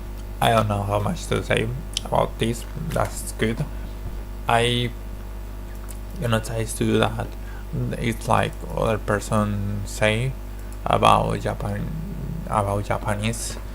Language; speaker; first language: English; non-native, learner; Spanish